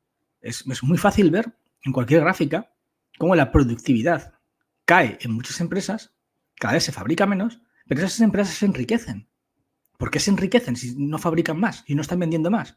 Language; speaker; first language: Spanish; native; Spanish